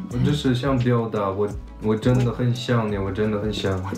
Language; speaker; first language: Chinese; early bilingual, heritage; Chinese